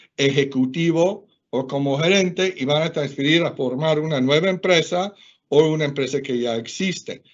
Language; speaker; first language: Spanish; non-native, fluent; English